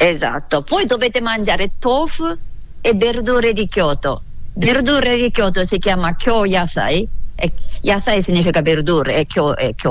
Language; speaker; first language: Italian; non-native, learner; Japanese